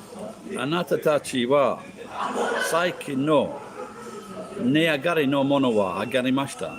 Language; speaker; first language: Japanese; non-native, learner; English